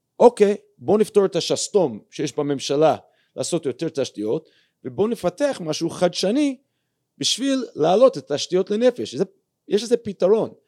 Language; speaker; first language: Hebrew; non-native, fluent; English